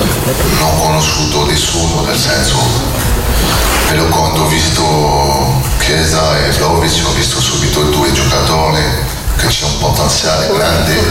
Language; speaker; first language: Italian; non-native, learner; French